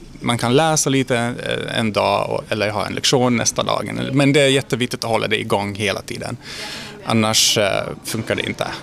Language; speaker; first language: Swedish; non-native, fluent; Hungarian